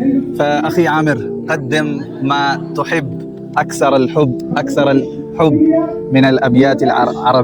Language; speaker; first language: Arabic; non-native, fluent; Urdu